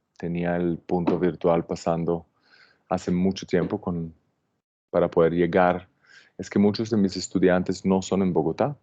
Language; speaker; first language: Spanish; non-native, fluent; Hebrew